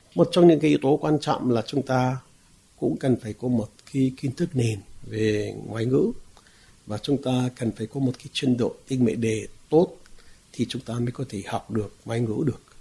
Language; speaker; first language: Vietnamese; non-native, fluent; Arabic